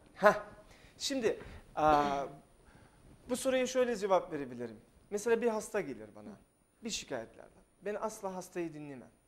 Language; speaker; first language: Turkish; non-native, fluent; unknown